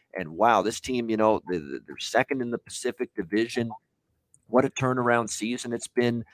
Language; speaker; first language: English; native; English